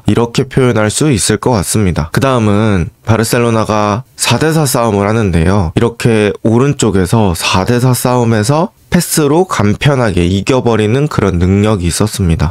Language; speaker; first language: Korean; native; Korean